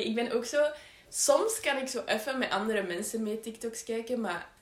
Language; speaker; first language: Dutch; native; Dutch